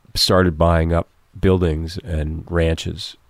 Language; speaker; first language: English; native; English